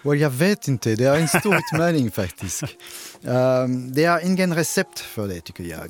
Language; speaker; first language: Swedish; non-native, fluent; French